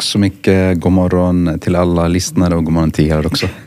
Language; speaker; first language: Swedish; non-native, fluent; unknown